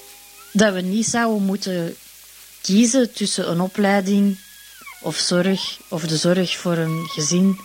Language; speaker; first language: Dutch; native; Dutch